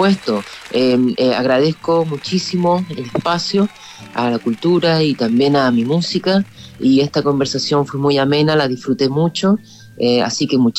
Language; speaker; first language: Spanish; native; Spanish